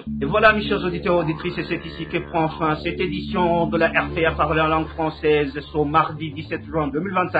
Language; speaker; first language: French; non-native, local second language; Rundi